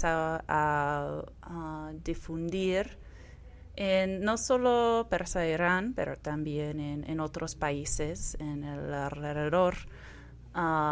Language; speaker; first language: Spanish; non-native, fluent; English